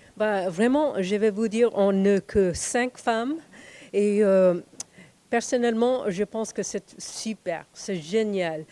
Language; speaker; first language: French; non-native, fluent; Spanish